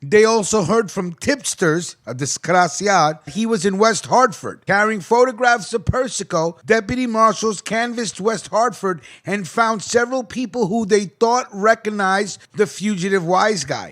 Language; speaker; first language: English; native; English